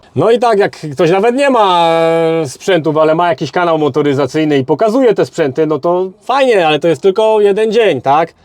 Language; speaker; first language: Polish; native; Polish